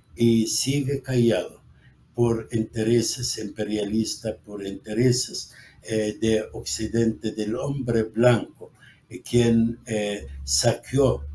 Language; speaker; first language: Spanish; non-native, fluent; Arabic